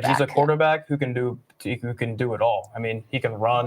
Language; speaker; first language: English; native; English